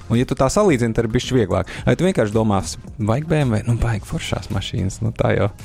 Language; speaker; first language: Latvian; native; Latvian